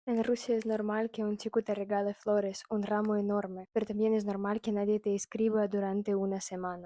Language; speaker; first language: Spanish; non-native, fluent; Russian